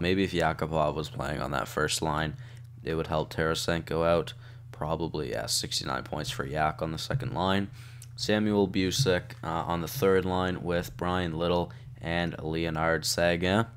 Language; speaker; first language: English; native; English